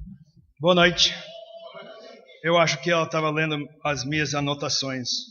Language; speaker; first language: Portuguese; non-native, fluent; English